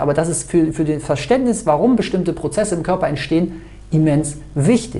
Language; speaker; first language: German; native; German